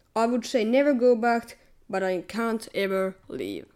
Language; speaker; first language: English; non-native, fluent; Finnish